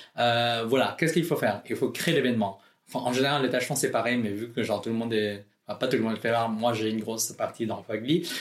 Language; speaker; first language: French; non-native, fluent; Filipino